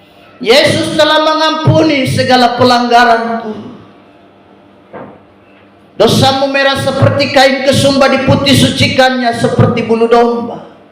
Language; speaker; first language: Indonesian; native; Indonesian